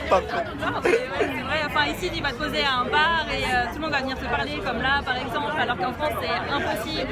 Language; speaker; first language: French; native; French